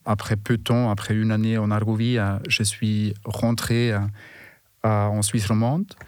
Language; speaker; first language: French; non-native, fluent; German